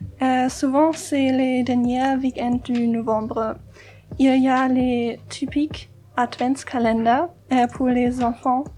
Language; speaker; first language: French; non-native, learner; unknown